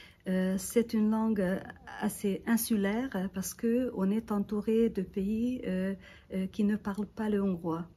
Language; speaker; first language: French; non-native, fluent; Hungarian